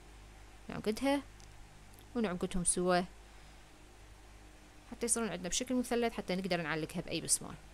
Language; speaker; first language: Arabic; native; Arabic